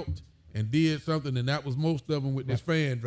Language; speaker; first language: English; native; English